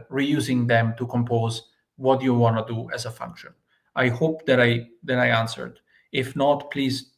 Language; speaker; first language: English; non-native, fluent; Italian